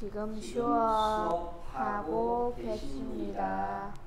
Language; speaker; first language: Korean; non-native, learner; Vietnamese